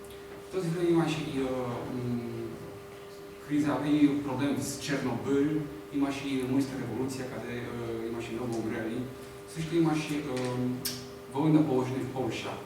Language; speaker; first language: Bulgarian; non-native, learner; Polish